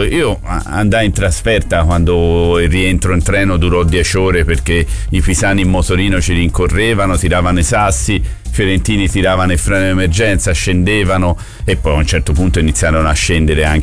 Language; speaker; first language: Italian; native; Italian